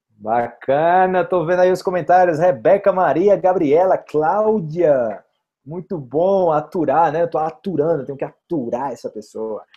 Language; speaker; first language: Portuguese; native; Portuguese